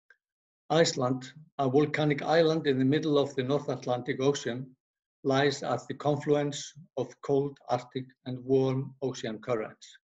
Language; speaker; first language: English; non-native, fluent; Icelandic